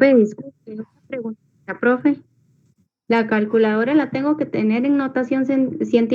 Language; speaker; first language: Spanish; native; Spanish